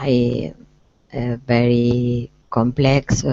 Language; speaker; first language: English; non-native, learner; Spanish